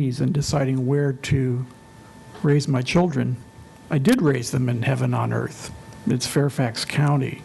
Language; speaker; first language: English; native; English